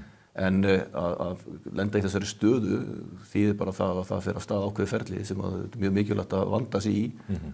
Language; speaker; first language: Icelandic; native; Icelandic